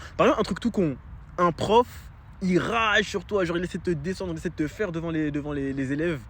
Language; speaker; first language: French; native; French